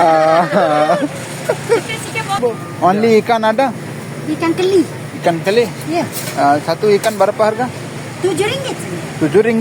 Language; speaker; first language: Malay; non-native, learner; Bangla